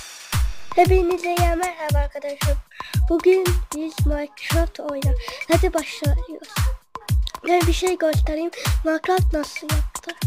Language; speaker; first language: Turkish; non-native, learner; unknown